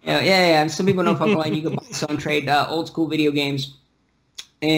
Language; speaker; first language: English; early bilingual, other home language; Russian